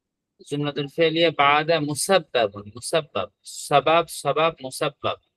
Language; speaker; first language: Arabic; non-native, fluent; Bangla